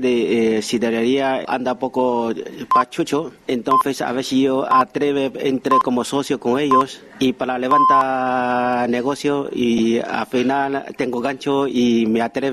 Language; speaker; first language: Spanish; non-native, fluent; Chinese